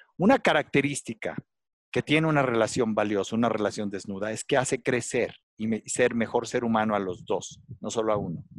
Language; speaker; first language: Spanish; native; Spanish